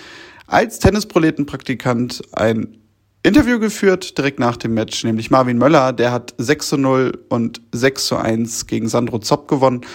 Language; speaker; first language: German; native; German